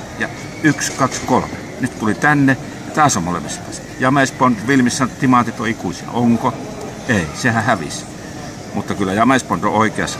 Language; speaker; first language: Finnish; native; Finnish